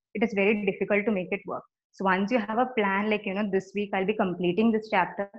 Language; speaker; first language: English; non-native, local second language; Malayalam